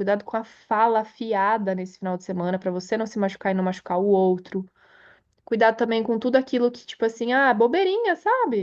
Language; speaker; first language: Portuguese; native; Portuguese